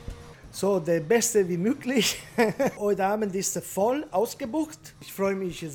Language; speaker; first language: German; non-native, learner; Italian